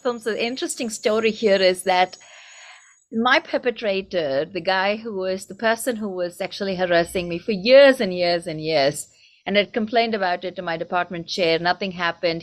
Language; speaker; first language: English; non-native, local second language; Tamil